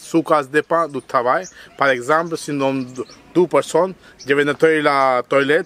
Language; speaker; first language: French; non-native, fluent; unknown